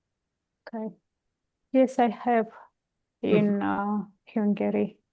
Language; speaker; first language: English; non-native, learner; Romanian